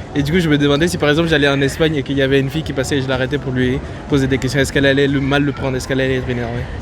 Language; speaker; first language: French; native; French